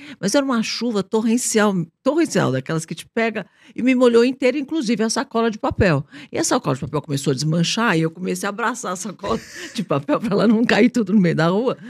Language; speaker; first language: Portuguese; native; Portuguese